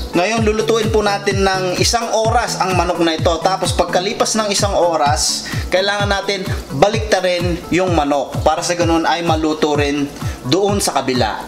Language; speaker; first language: Filipino; non-native, local second language; Iloko